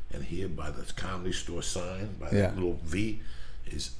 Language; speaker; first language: English; native; English